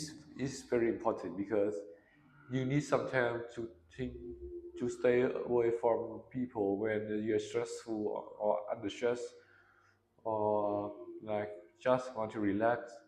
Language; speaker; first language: English; non-native, learner; Vietnamese